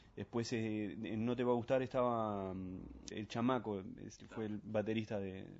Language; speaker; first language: Spanish; early bilingual, other home language; French